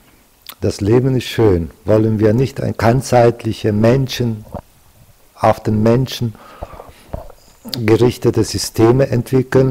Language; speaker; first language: German; non-native, fluent; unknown